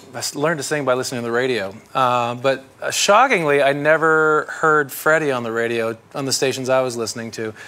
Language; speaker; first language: English; native; English